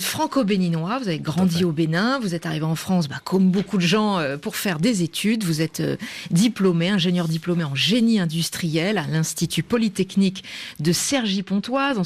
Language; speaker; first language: French; native; French